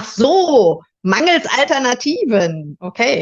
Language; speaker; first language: German; native; German